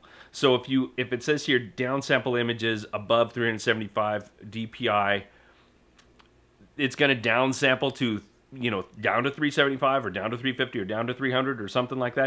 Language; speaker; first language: English; native; English